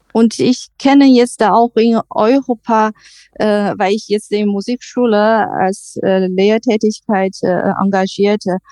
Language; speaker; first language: German; non-native, learner; Chinese